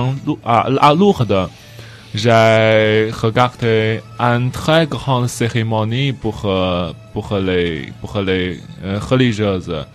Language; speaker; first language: French; non-native, learner; Chinese